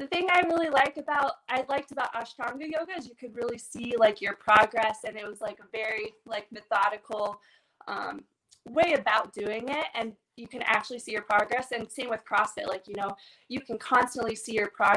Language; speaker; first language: English; native; English